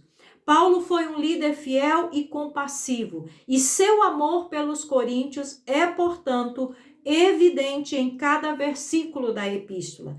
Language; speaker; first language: Portuguese; native; Portuguese